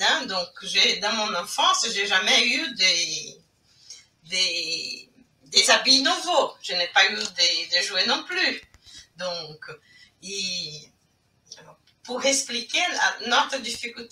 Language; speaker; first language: French; non-native, fluent; Portuguese